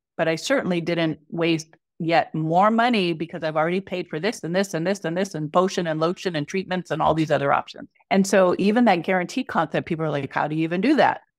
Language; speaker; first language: English; native; English